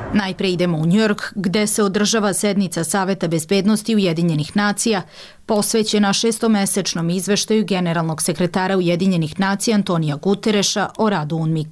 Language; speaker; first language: Serbian; native; Serbian